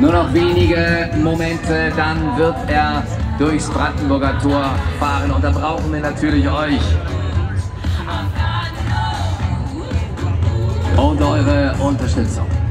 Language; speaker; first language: German; native; German